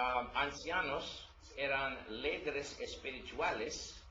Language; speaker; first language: Spanish; non-native, learner; English